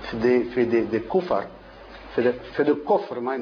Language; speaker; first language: German; non-native, fluent; Arabic